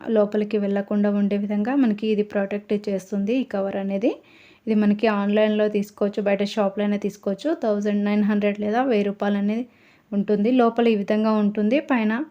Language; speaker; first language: Telugu; native; Telugu